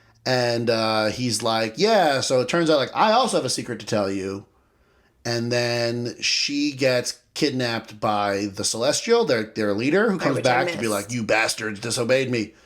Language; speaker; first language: English; native; English